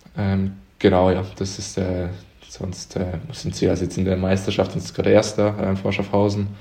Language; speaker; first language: German; native; German